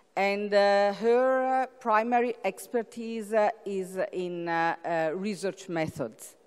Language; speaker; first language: English; non-native, fluent; Italian